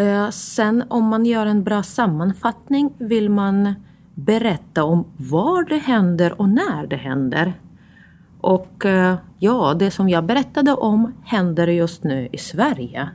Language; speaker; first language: Swedish; non-native, fluent; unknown